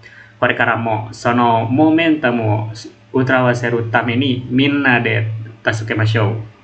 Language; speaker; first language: Japanese; non-native, learner; Indonesian